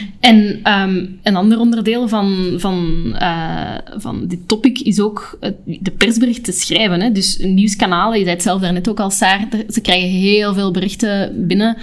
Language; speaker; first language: Dutch; native; Dutch